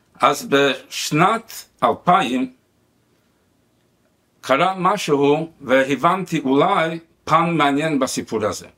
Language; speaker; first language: Hebrew; non-native, fluent; Spanish